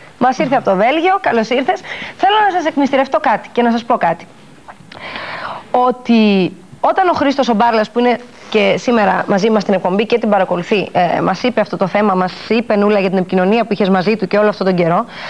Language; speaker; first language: Greek; native; Greek